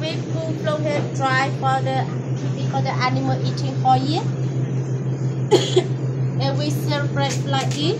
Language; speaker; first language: English; non-native, learner; Hmong